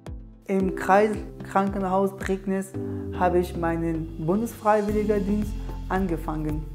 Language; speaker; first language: German; non-native, learner; Persian